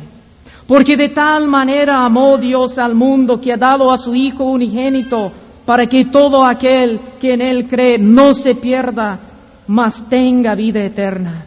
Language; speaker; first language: Spanish; non-native, fluent; English